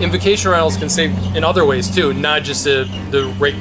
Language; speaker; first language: English; native; English